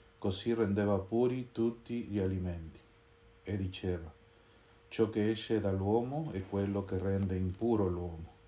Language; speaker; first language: Italian; non-native, fluent; Spanish